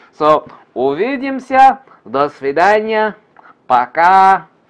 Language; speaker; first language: Russian; non-native, fluent; English